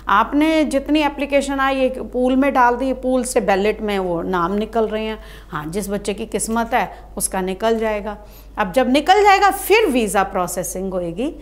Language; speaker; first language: Hindi; non-native, local second language; Punjabi